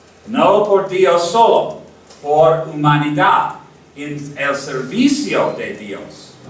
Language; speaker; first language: Spanish; non-native, learner; English